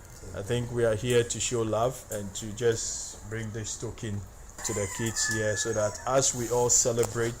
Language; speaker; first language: English; native; English